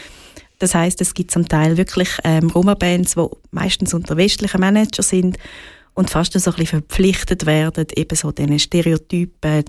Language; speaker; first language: German; native; German